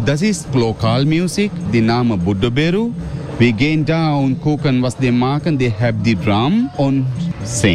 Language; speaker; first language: German; non-native, learner; Sinhala